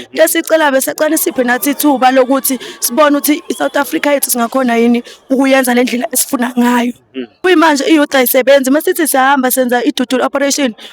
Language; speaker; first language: Zulu; native; Zulu